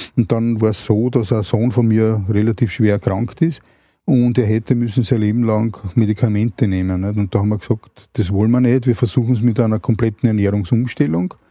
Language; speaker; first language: German; native; German